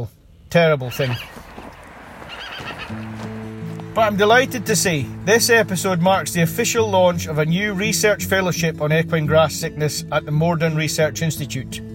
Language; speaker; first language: English; native; English